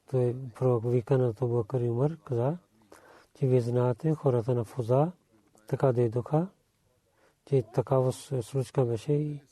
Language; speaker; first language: Bulgarian; non-native, learner; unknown